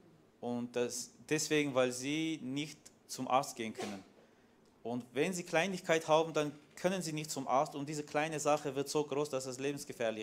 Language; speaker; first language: German; non-native, fluent; Armenian